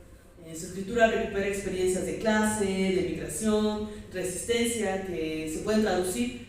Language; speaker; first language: Spanish; native; Spanish